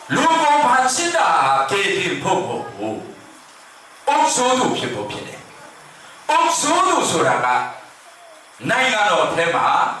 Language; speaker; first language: Burmese; non-native, local second language; Hakha Chin